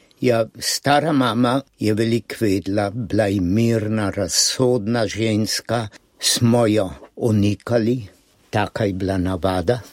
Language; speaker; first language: Slovenian; native; Slovenian